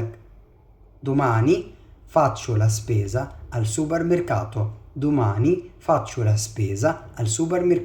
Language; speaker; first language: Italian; non-native, fluent; Arabic